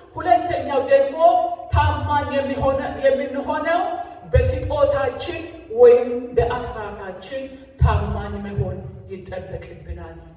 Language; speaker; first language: Amharic; native; Amharic